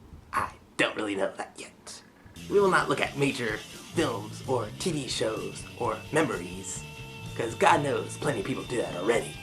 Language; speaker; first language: English; native; English